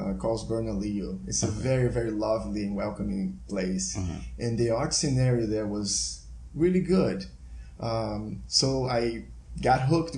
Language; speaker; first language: English; non-native, fluent; Portuguese